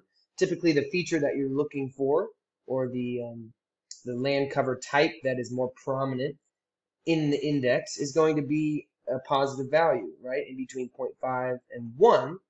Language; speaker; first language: English; native; English